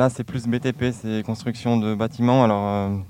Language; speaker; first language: French; native; French